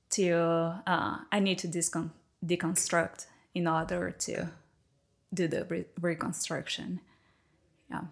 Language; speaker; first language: English; non-native, fluent; Portuguese